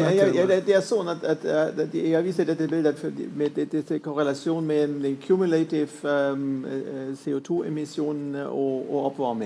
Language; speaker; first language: Norwegian; non-native, fluent; German